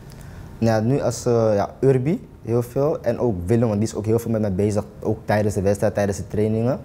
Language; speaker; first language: Dutch; native; Dutch